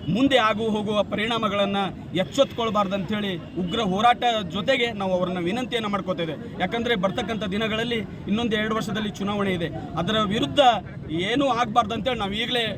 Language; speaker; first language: Kannada; non-native, local second language; Lambadi